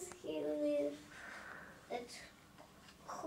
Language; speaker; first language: English; non-native, learner; Russian